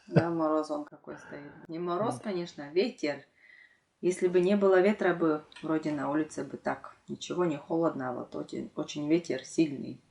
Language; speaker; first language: Russian; native; Russian